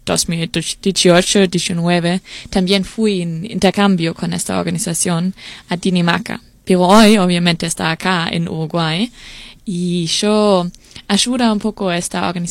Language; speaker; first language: Spanish; non-native, learner; German